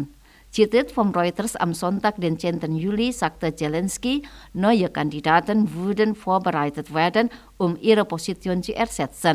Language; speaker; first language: German; non-native, fluent; Indonesian